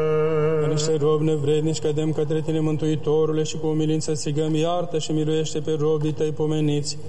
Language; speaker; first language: Romanian; native; Romanian